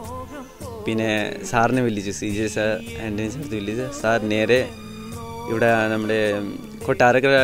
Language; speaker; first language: Malayalam; early bilingual, other home language; Hindi